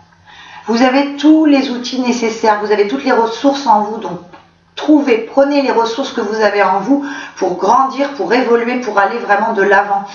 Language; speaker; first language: French; native; French